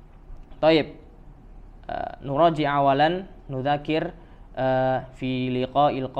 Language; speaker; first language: Arabic; non-native, fluent; Indonesian